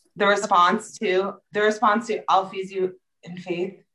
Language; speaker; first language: English; native; English